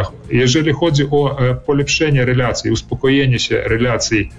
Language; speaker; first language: Polish; early bilingual, heritage; Polish